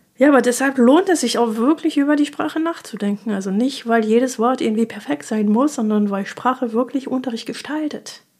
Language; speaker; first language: German; non-native, fluent; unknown